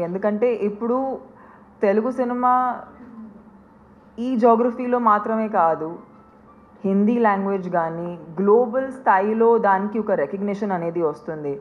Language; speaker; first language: Telugu; non-native, fluent; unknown